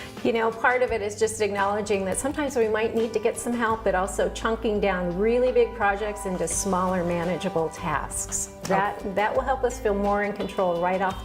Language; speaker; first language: English; native; English